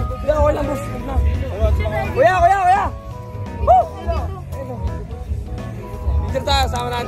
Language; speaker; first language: Filipino; native; Filipino